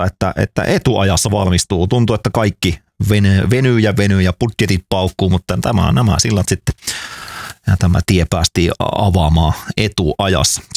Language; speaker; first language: Finnish; native; Finnish